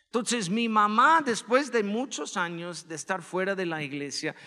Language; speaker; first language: Spanish; non-native, fluent; English